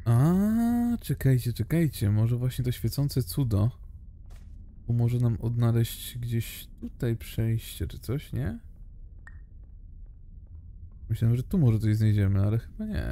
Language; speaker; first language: Polish; native; Polish